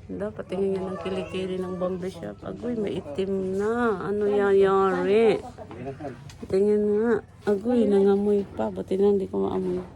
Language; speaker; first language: Filipino; non-native, local second language; Waray